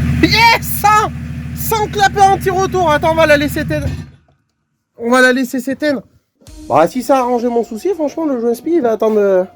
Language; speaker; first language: French; native; French